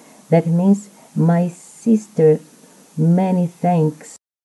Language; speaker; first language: English; non-native, fluent; Portuguese